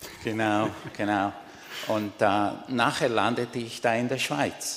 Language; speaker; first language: German; non-native, fluent; Spanish